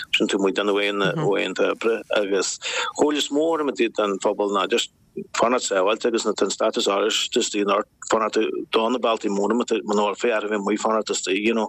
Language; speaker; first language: Irish; native; Irish